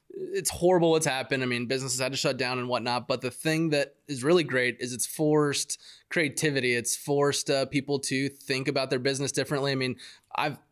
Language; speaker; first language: English; native; English